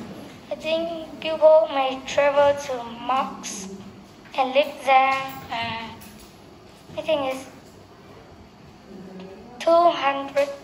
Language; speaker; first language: English; non-native, learner; Vietnamese